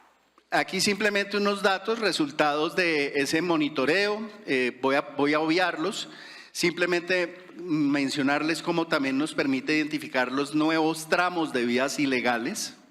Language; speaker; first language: Spanish; native; Spanish